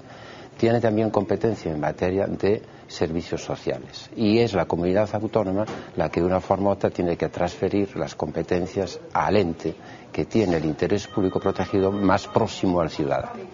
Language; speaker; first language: Spanish; native; Spanish